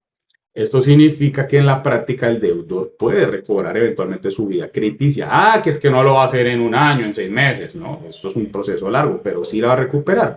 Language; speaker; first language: Spanish; native; Spanish